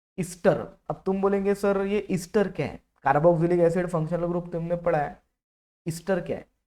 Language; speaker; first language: Hindi; non-native, local second language; Marathi